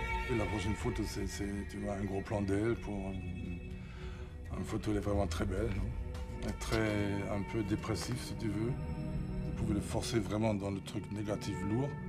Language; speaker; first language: French; non-native, fluent; German